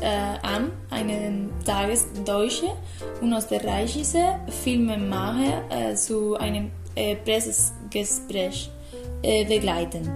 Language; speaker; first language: German; non-native, learner; Spanish